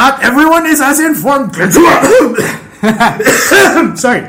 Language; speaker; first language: English; non-native, local second language; Filipino